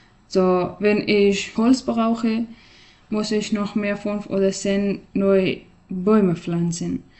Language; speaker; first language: German; non-native, learner; Persian